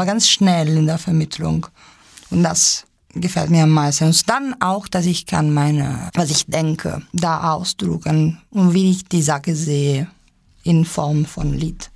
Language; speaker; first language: German; non-native, fluent; Italian